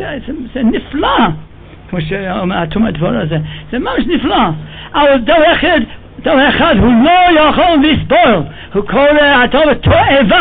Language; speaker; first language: Hebrew; non-native, fluent; English